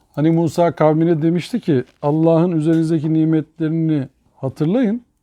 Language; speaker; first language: Turkish; native; Turkish